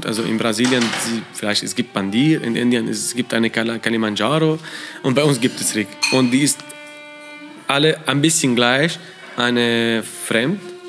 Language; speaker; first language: German; non-native, learner; Arabic